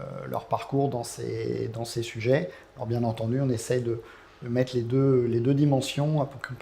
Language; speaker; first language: French; native; French